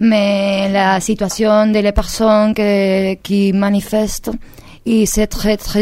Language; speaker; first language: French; non-native, learner; Spanish